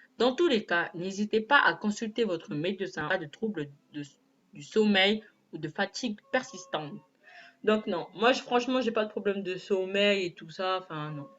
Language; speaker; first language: French; native; French